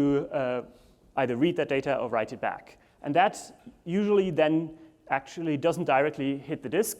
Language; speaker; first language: English; non-native, fluent; German